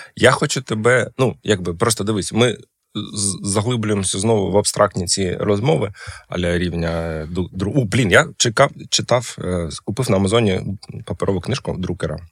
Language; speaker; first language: Ukrainian; non-native, local second language; Russian